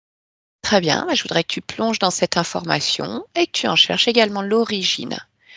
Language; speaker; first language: French; native; French